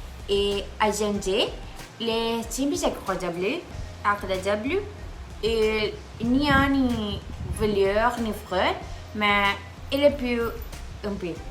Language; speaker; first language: French; non-native, learner; Spanish